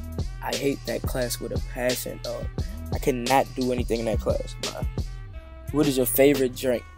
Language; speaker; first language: English; native; English